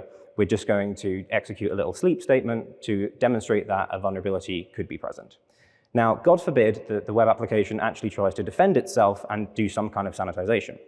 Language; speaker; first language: English; native; English